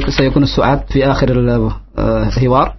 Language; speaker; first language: Arabic; non-native, fluent; Indonesian